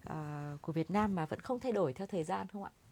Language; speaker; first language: Vietnamese; native; Vietnamese